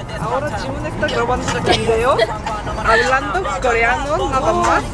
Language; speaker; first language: Spanish; early bilingual, other home language; Korean